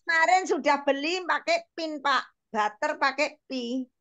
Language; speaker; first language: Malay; non-native, local second language; Javanese